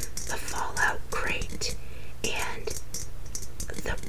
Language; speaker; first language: English; native; English